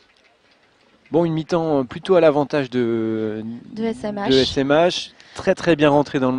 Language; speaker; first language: French; native; French